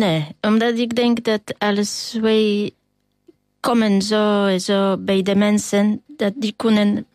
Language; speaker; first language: Dutch; non-native, learner; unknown